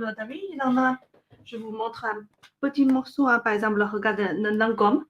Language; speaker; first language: French; non-native, learner; Chinese